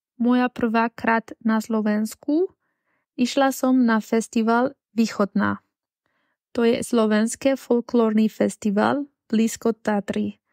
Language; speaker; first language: Slovak; non-native, learner; Spanish